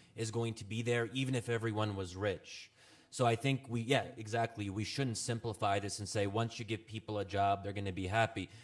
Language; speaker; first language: English; native; English